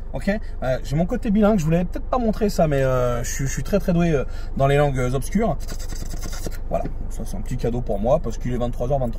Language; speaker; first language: French; native; French